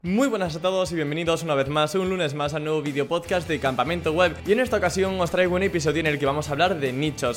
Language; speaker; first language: Spanish; native; Spanish